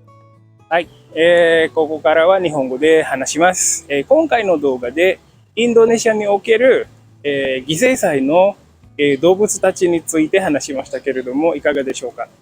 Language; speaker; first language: Japanese; non-native, fluent; Indonesian